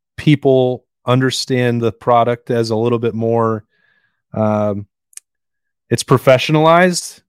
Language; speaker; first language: English; native; English